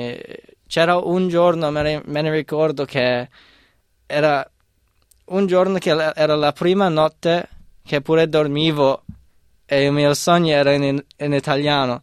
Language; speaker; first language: Italian; non-native, fluent; English